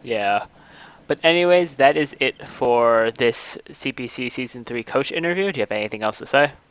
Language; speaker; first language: English; native; English